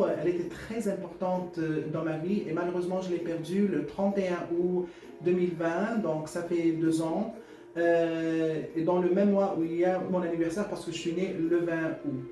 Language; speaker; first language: French; non-native, fluent; Arabic